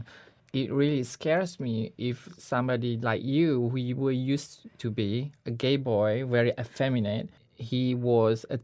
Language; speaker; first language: English; non-native, local second language; Malay